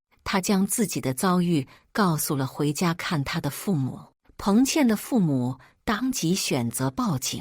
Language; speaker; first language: Chinese; native; Chinese